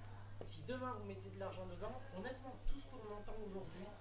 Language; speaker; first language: French; native; French